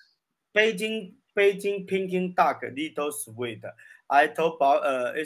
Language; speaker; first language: English; non-native, learner; Chinese